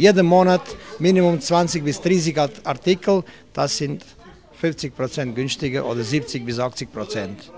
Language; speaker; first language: German; non-native, learner; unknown